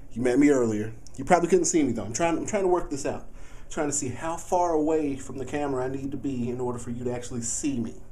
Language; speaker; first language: English; native; English